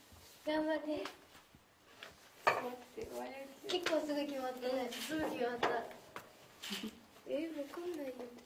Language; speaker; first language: Japanese; native; Japanese